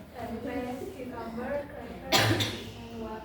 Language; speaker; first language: English; non-native, learner; Indonesian